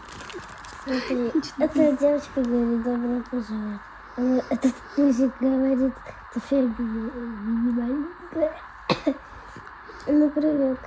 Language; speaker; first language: Russian; early bilingual, other home language; Armenian